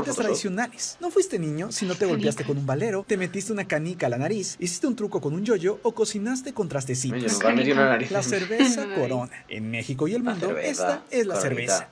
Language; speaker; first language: Spanish; native; Spanish